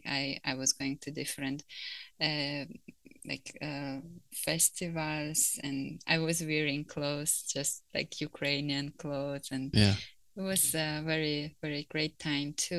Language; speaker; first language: English; non-native, fluent; Ukrainian